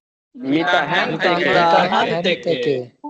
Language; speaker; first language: Finnish; non-native, learner; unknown